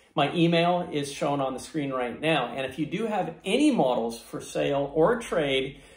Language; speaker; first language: English; native; English